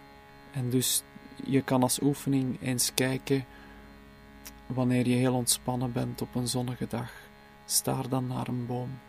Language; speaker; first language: Dutch; native; Dutch